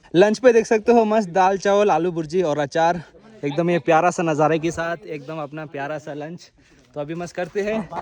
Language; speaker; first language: Hindi; non-native, local second language; Bangla